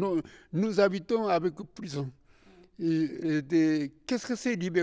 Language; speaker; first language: French; non-native, fluent; Japanese